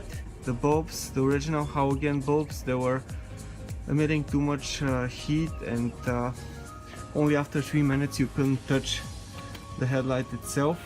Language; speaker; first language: English; non-native, fluent; Bulgarian